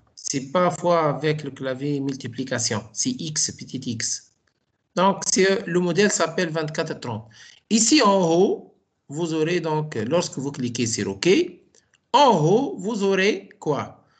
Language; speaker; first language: French; non-native, local second language; Arabic